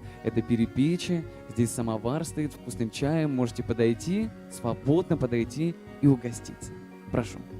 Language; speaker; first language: Russian; native; Russian